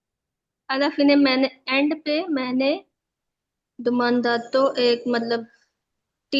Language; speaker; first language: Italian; non-native, learner; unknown